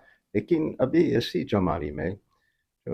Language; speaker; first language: Hindi; non-native, fluent; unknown